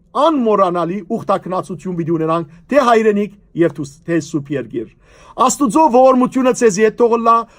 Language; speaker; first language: Armenian; native; Armenian